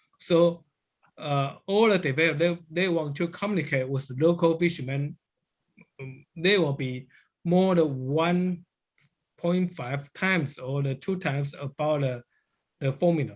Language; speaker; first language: English; non-native, learner; Chinese